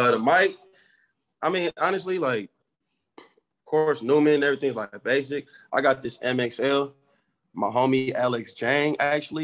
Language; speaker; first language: English; native; English